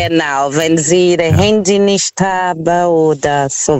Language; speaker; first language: German; non-native, fluent; Portuguese